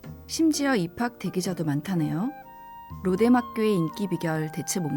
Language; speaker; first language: Korean; native; Korean